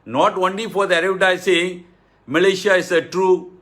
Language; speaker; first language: English; non-native, local second language; Tamil